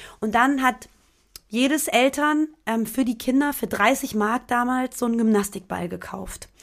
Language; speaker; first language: German; early bilingual, other home language; Persian